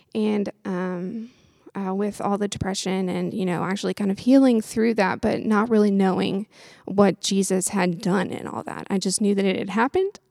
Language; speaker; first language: English; native; English